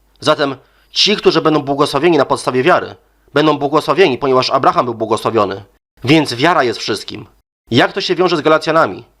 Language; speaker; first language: Polish; native; Polish